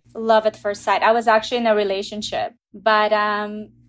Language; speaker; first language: English; early bilingual, other home language; Russian